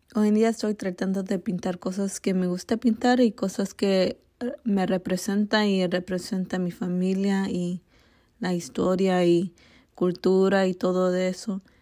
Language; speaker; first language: Spanish; early bilingual, other home language; English